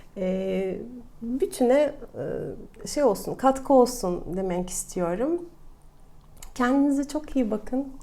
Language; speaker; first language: Turkish; non-native, fluent; Russian